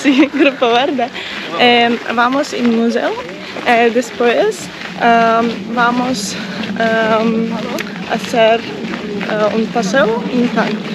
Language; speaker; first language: Spanish; non-native, learner; Russian